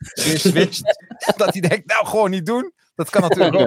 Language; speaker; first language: Dutch; native; Dutch